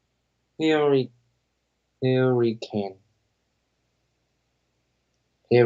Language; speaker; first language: English; non-native, learner; Vietnamese